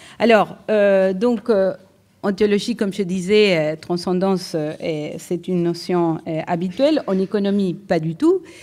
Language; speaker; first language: French; non-native, fluent; Spanish